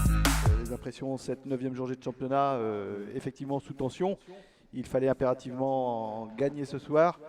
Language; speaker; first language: French; native; French